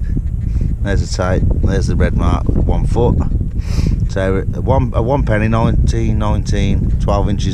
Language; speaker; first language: English; native; English